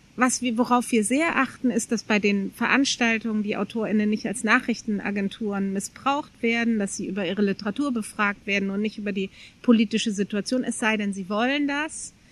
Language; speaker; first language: German; native; German